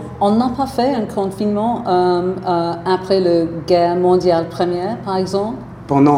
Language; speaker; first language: French; non-native, fluent; English